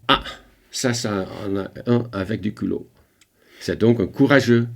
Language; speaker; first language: French; non-native, fluent; Dutch